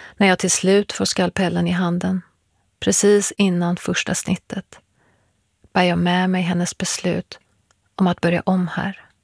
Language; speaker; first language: Swedish; early bilingual, other home language; Persian